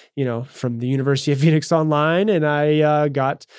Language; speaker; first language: English; native; English